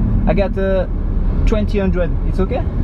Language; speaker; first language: English; non-native, learner; French